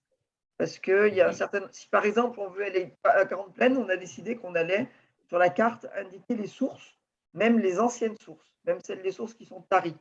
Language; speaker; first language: French; native; French